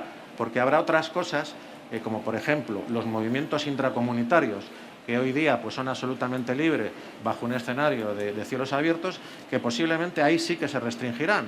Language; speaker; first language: Spanish; native; Spanish